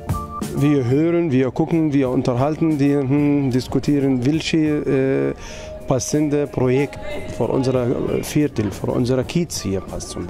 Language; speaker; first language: German; non-native, learner; Arabic